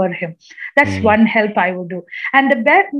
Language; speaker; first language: English; non-native, local second language; Malayalam